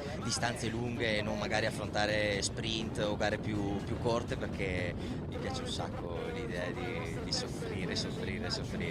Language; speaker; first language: Italian; native; Italian